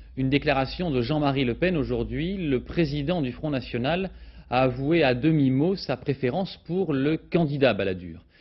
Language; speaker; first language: French; native; French